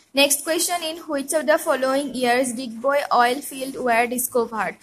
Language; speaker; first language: English; non-native, local second language; Assamese